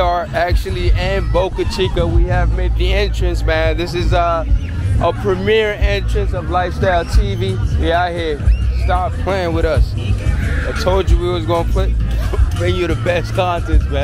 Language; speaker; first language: English; native; English